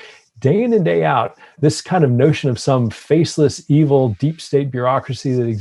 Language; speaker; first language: English; native; English